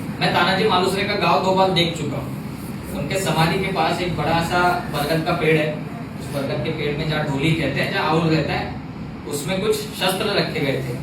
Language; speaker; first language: Hindi; non-native, local second language; Marathi